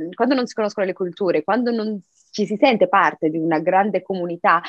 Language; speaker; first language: Italian; early bilingual, other home language; Arabic